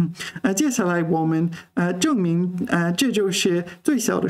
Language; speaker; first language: Chinese; non-native, fluent; English